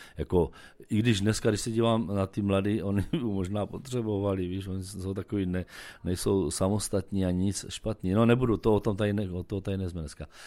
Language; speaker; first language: Czech; native; Czech